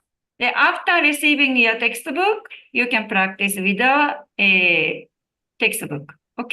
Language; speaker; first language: English; non-native, learner; Japanese